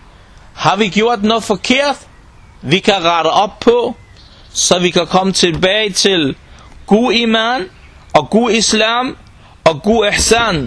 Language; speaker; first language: Danish; non-native, local second language; Arabic